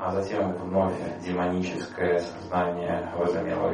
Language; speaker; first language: Russian; native; Russian